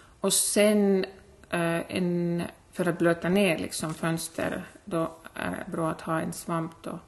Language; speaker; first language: Swedish; non-native, fluent; Estonian